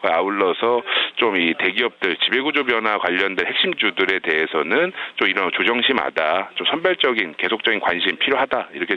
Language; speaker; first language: Korean; native; Korean